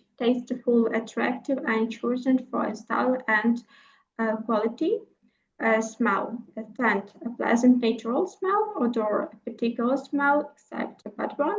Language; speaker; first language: English; non-native, learner; Ukrainian